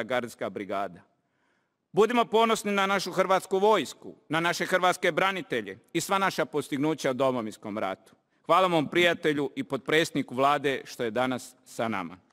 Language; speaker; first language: Bosnian; native; Bosnian